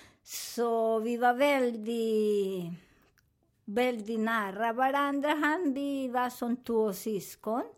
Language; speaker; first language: Swedish; non-native, learner; Spanish